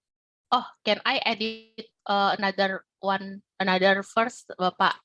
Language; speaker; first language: English; non-native, learner; Indonesian